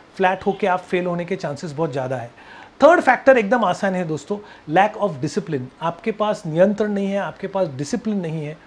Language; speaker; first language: Hindi; non-native, local second language; Marathi